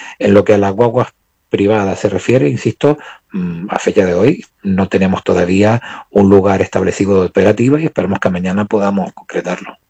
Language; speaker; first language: Spanish; native; Spanish